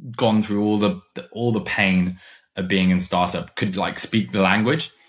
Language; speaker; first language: English; non-native, fluent; German